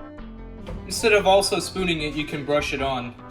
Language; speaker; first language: English; native; English